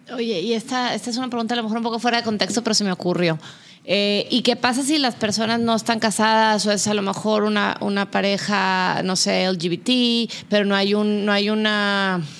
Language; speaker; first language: Spanish; native; Spanish